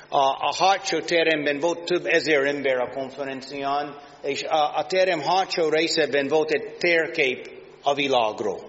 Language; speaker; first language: Hungarian; non-native, learner; English